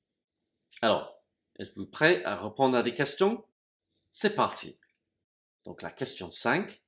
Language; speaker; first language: French; non-native, fluent; English